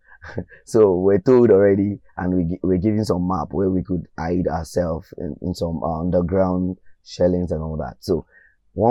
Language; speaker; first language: English; non-native, local second language; Yoruba